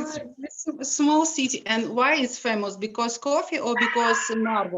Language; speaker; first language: English; non-native, learner; Russian